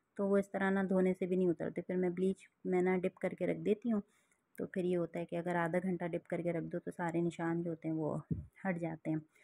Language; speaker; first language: Urdu; native; Urdu